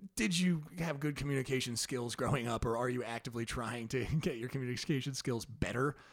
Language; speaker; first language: English; native; English